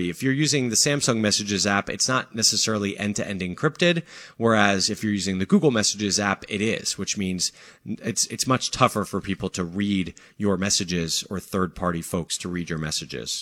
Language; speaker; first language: English; native; English